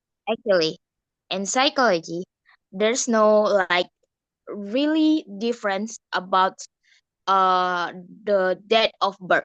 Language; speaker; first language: English; non-native, learner; Indonesian